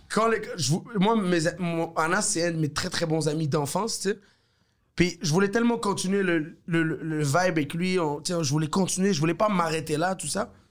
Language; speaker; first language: French; early bilingual, other home language; Arabic